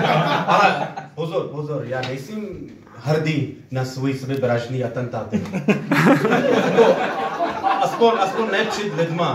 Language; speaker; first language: Czech; non-native, learner; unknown